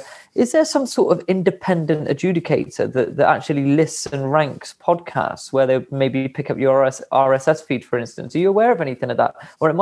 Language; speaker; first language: English; native; English